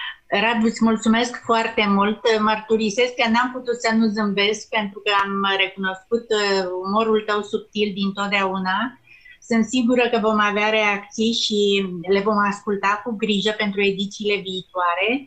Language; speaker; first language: Romanian; native; Romanian